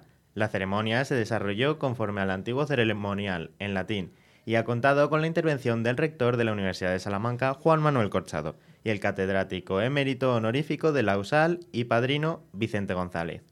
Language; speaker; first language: Spanish; native; Spanish